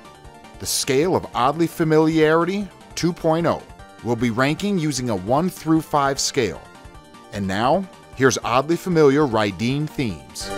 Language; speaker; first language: English; native; English